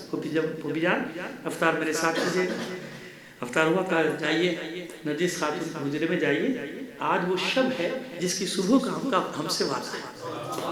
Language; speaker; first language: Urdu; native; Urdu